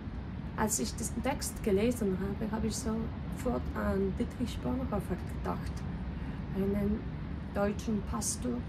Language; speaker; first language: German; non-native, fluent; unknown